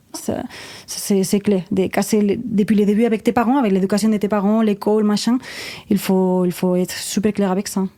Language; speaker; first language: French; non-native, fluent; Spanish